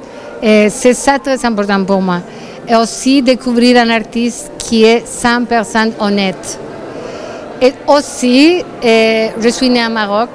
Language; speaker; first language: French; non-native, fluent; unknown